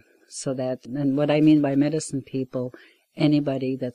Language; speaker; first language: English; non-native, fluent; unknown